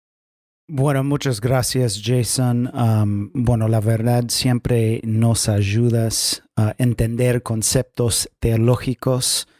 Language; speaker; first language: Spanish; non-native, fluent; English